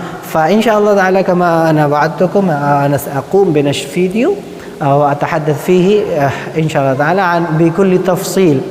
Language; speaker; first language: Arabic; non-native, fluent; Urdu